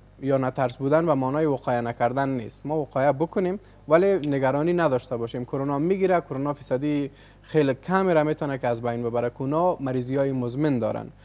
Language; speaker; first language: Persian; native; Persian